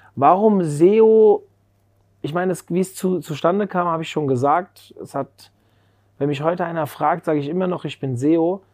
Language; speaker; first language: German; native; German